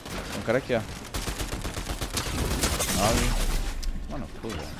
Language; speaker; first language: Portuguese; native; Portuguese